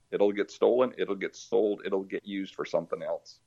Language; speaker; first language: English; early bilingual, other home language; Portuguese